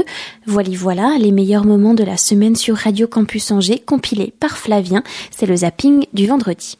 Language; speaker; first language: French; native; French